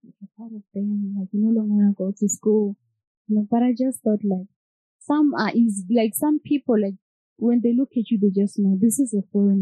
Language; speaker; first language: English; non-native, local second language; Shona